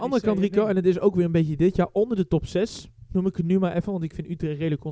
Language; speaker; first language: Dutch; native; Dutch